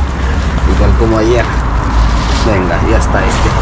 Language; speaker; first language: Spanish; non-native, learner; Filipino